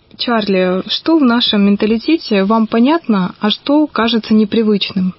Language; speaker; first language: Russian; native; Russian